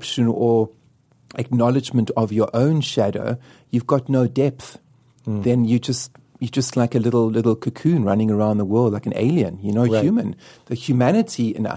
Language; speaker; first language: English; native; English